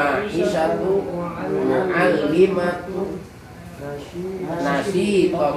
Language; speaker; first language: Arabic; non-native, learner; Indonesian